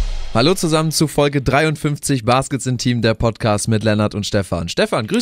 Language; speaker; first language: German; native; German